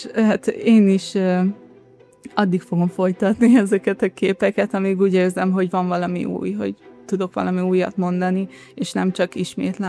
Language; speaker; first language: Hungarian; early bilingual, other home language; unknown